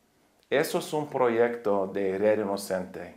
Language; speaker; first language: Spanish; non-native, learner; English